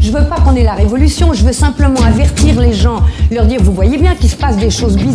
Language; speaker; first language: French; native; French